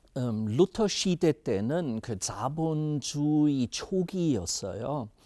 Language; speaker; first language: Korean; non-native, fluent; German